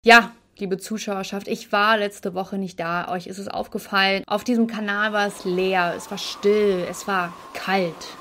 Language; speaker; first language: German; native; German